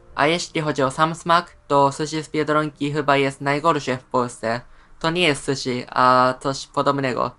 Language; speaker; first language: Polish; non-native, fluent; Japanese